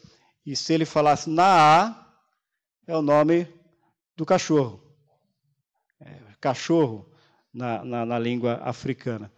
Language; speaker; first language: Portuguese; native; Portuguese